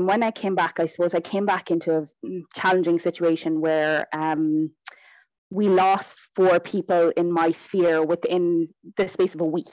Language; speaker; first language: English; native; English